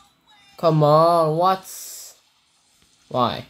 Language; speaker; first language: English; non-native, learner; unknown